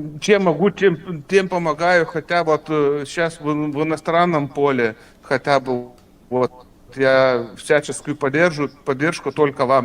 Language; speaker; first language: Russian; non-native, fluent; Lithuanian